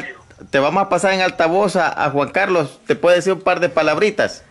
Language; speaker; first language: Spanish; native; Spanish